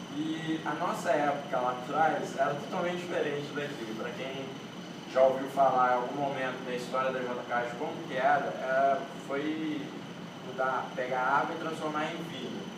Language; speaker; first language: Portuguese; non-native, local second language; Kabuverdianu